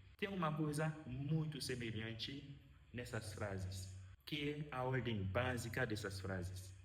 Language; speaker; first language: Portuguese; non-native, fluent; Haitian Creole